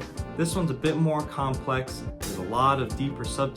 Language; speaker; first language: English; native; English